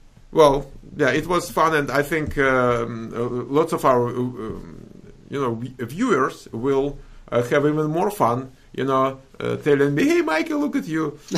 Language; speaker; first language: English; non-native, fluent; Russian